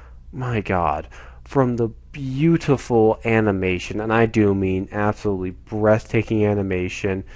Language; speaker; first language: English; native; English